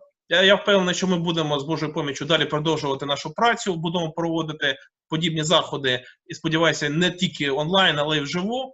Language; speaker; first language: Ukrainian; native; Ukrainian